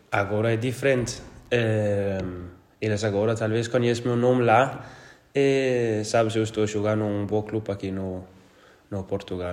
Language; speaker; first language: Portuguese; non-native, learner; Danish